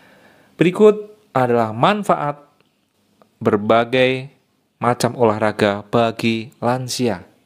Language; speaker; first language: Indonesian; native; Indonesian